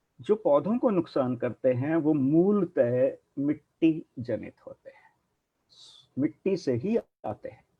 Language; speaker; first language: Hindi; non-native, local second language; Punjabi